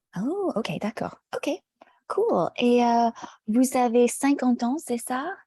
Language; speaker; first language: French; non-native, fluent; English